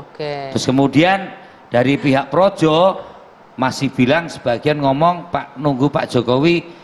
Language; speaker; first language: Indonesian; native; Indonesian